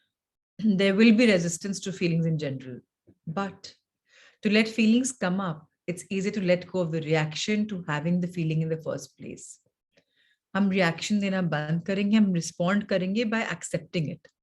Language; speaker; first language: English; non-native, local second language; Hindi